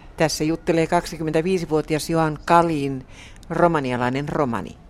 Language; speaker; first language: Finnish; native; Finnish